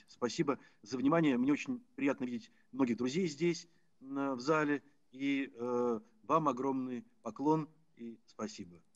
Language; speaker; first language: Russian; native; Russian